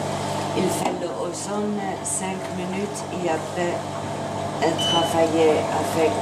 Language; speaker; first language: French; non-native, learner; Italian